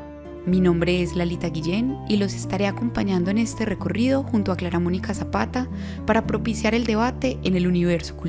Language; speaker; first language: Spanish; native; Spanish